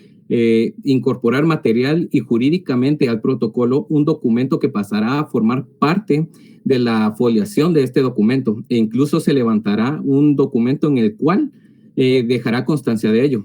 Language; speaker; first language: Spanish; native; Spanish